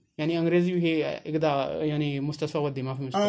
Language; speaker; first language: Arabic; non-native, learner; Hindi